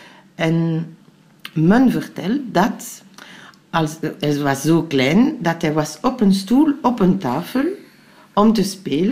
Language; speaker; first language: Dutch; non-native, local second language; French